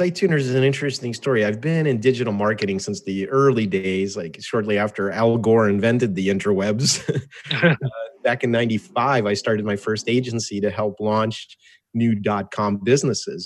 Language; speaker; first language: English; early bilingual, other home language; Russian